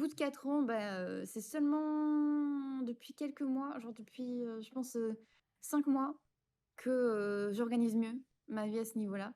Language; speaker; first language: French; native; French